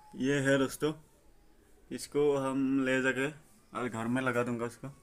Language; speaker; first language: Hindi; non-native, local second language; Assamese